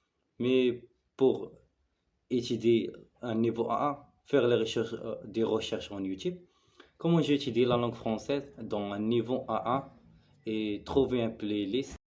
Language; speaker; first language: French; non-native, learner; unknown